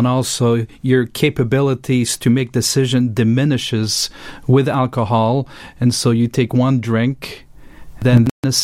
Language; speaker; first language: English; non-native, fluent; French